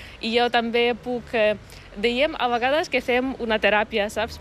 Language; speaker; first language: Catalan; non-native, learner; Ukrainian